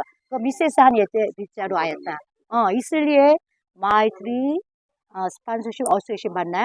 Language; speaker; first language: Hindi; non-native, learner; Korean